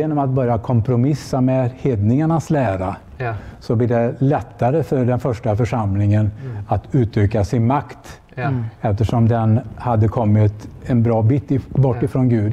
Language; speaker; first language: Swedish; native; Swedish